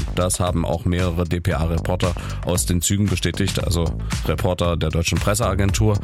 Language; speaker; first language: German; native; German